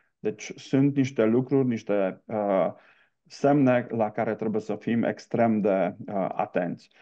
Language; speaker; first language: Romanian; non-native, local second language; Hungarian